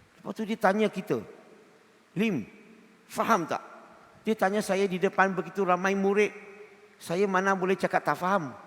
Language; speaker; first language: Malay; non-native, local second language; Chinese